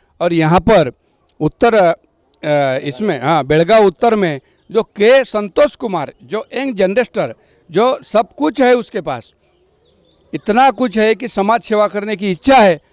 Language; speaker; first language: Hindi; non-native, local second language; Lambadi